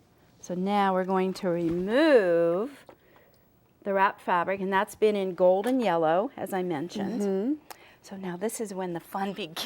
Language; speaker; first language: English; native; English